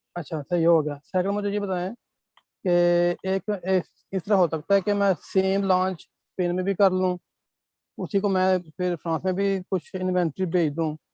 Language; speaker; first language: Urdu; non-native, local second language; Punjabi